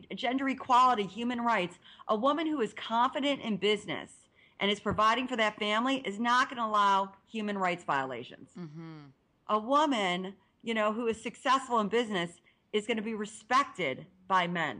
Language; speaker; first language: English; native; English